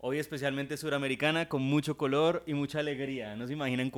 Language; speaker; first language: Spanish; native; Spanish